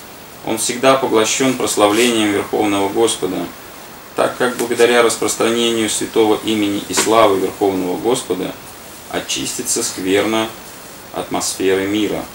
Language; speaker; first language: Russian; native; Russian